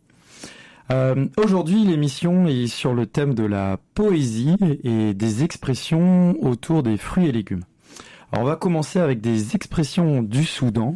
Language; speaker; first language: French; native; French